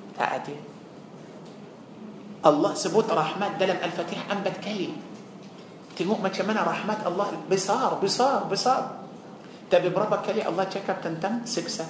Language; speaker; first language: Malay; non-native, fluent; Arabic